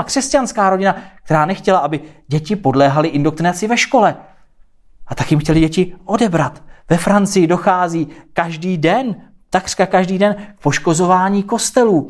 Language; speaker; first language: Czech; native; Czech